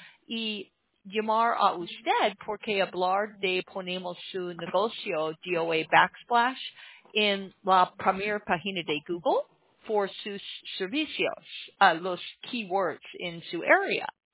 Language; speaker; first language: Spanish; non-native, learner; English